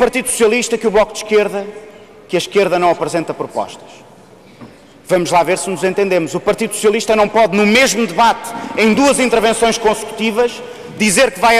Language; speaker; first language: Portuguese; native; Portuguese